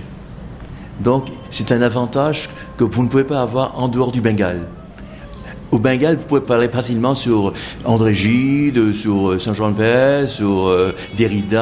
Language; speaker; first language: French; non-native, fluent; Bangla